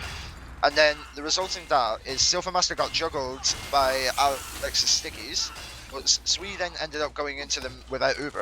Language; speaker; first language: English; native; English